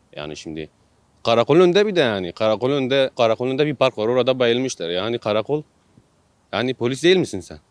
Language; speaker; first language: Turkish; non-native, local second language; Kurdish